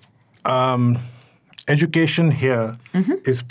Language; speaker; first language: English; non-native, local second language; Hindi